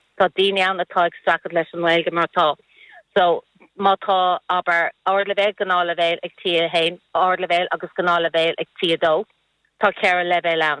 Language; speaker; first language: Irish; non-native, local second language; English